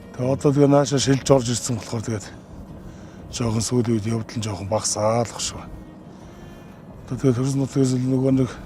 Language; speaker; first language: Mongolian; native; Mongolian